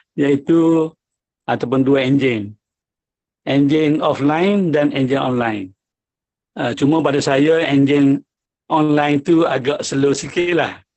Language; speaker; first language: Malay; native; Malay